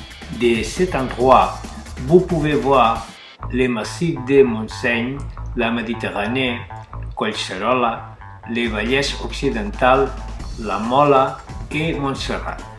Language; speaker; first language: French; non-native, learner; Spanish